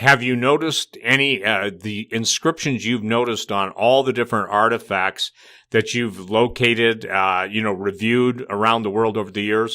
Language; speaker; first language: English; native; English